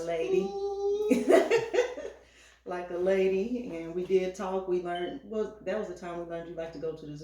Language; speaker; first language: English; native; English